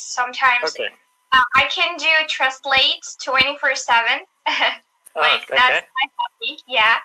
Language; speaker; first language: English; non-native, learner; Turkish